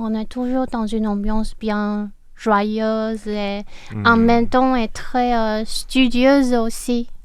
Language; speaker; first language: French; non-native, fluent; Chinese